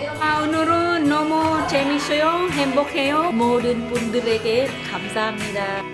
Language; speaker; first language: Korean; non-native, learner; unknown